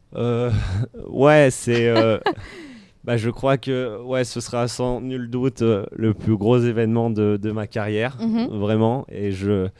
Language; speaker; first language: French; native; French